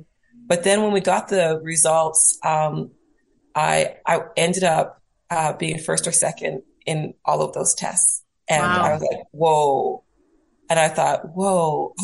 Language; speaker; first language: English; native; English